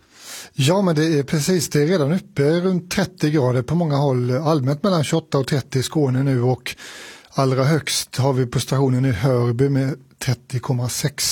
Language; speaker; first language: Swedish; native; Swedish